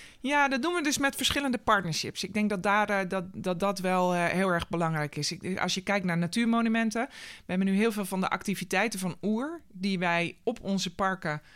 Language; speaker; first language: Dutch; native; Dutch